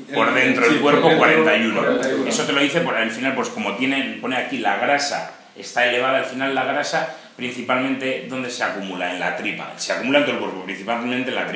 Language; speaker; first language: Spanish; native; Spanish